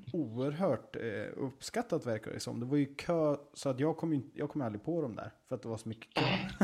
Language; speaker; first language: Swedish; native; Swedish